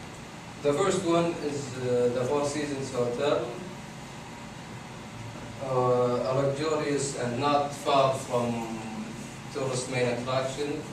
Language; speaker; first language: English; non-native, fluent; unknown